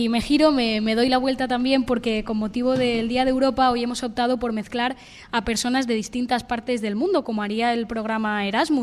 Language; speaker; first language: Spanish; native; Spanish